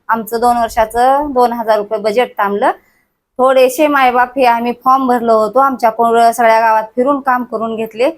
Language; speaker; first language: Marathi; native; Marathi